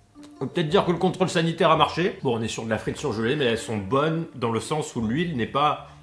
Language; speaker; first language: French; native; French